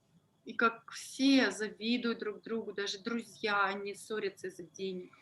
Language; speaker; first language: Russian; native; Russian